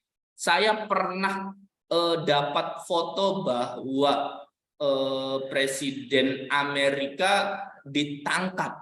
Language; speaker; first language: Indonesian; native; Indonesian